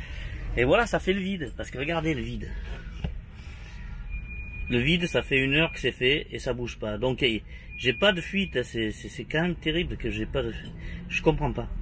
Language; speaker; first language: French; native; French